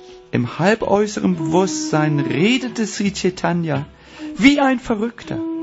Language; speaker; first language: German; native; German